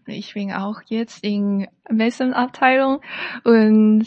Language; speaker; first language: German; non-native, learner; Chinese